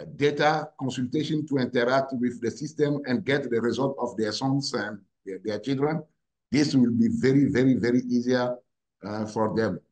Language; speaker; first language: English; non-native, learner; Ewe